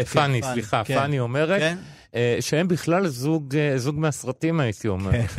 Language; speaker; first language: Hebrew; native; Hebrew